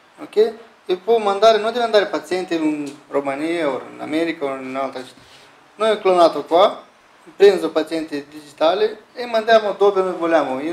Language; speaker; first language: Italian; non-native, learner; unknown